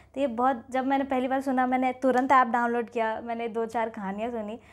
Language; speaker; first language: Hindi; native; Hindi